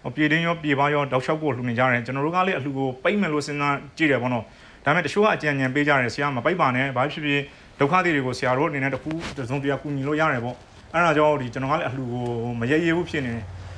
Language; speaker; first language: Burmese; native; Burmese